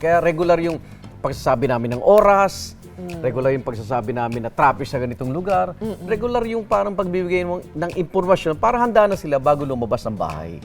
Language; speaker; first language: Filipino; native; Filipino